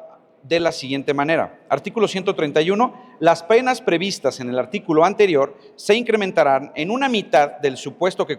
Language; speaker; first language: Spanish; native; Spanish